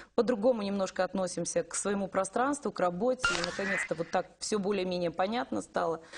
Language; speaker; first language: Russian; native; Russian